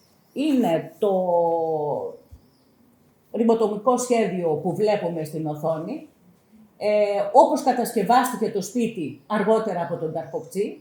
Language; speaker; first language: Greek; native; Greek